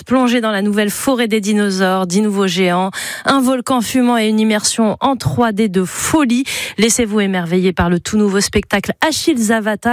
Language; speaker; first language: French; native; French